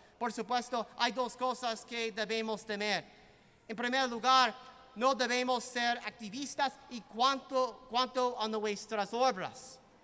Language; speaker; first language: Spanish; non-native, fluent; English